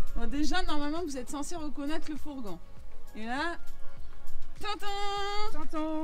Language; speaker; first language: French; native; French